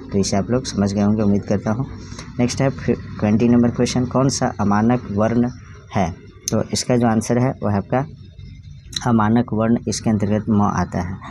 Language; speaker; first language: Hindi; native; Hindi